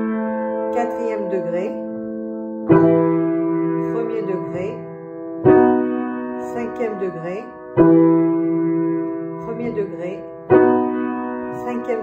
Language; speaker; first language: French; native; French